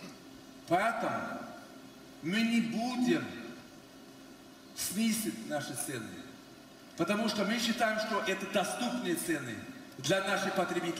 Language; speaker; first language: Russian; non-native, fluent; Swedish